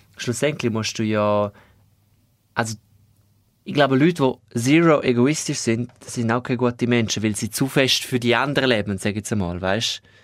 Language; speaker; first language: German; non-native, local second language; Romansh